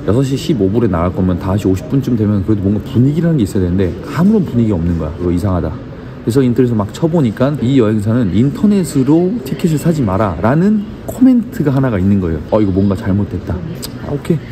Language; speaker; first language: Korean; native; Korean